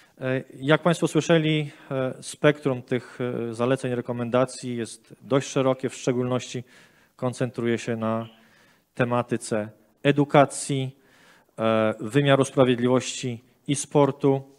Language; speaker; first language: Polish; native; Polish